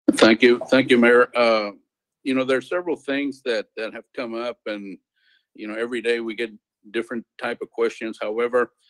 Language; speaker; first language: English; early bilingual, other home language; Spanish